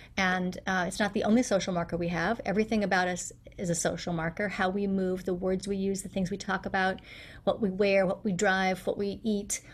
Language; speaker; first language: English; native; English